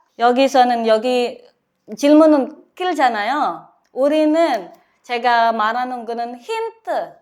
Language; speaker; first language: Korean; non-native, learner; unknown